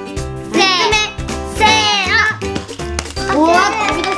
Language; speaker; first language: Japanese; native; Japanese